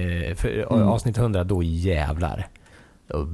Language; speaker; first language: Swedish; native; Swedish